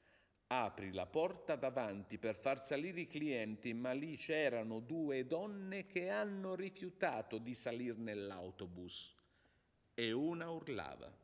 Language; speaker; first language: Italian; non-native, fluent; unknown